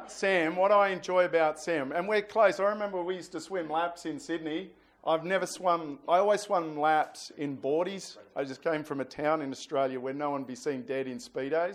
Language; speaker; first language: English; native; English